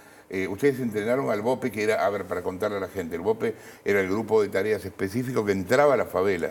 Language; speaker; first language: Spanish; native; Spanish